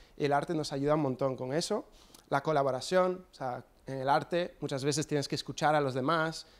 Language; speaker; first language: Spanish; non-native, fluent; English